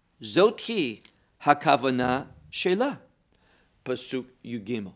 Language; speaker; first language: Hebrew; non-native, fluent; English